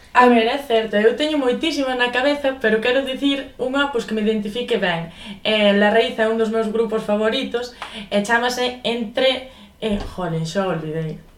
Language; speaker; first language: Galician; native; Galician